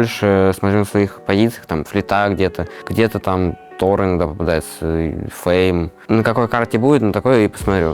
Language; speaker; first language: Russian; native; Russian